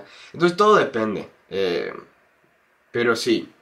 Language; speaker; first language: Spanish; non-native, fluent; English